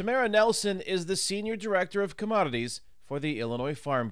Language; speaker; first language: English; native; English